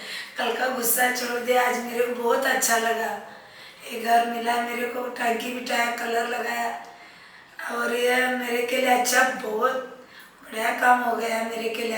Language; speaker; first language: Hindi; non-native, local second language; Marathi